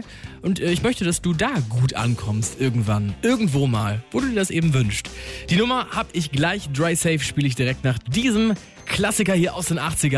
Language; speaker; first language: German; native; German